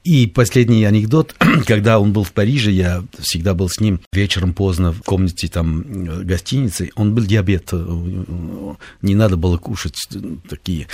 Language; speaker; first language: Russian; non-native, fluent; Armenian